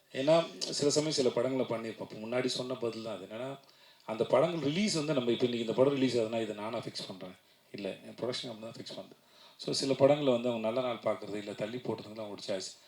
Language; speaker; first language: Tamil; native; Tamil